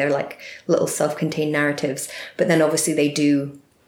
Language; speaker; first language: English; native; English